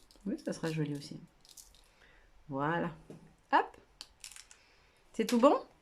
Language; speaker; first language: French; native; French